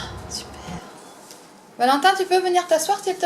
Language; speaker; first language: French; native; French